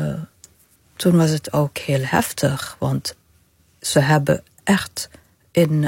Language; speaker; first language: Dutch; non-native, fluent; Arabic